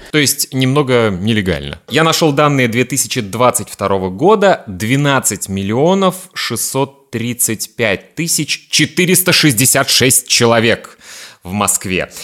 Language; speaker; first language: Russian; native; Russian